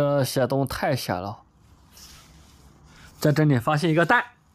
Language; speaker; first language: Chinese; native; Chinese